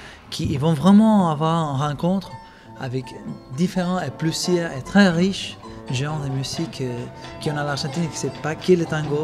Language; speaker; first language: French; non-native, fluent; Spanish